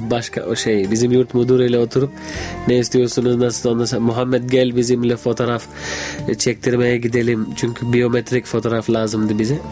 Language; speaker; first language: Turkish; non-native, fluent; Urdu